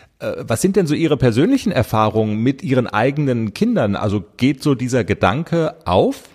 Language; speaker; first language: German; native; German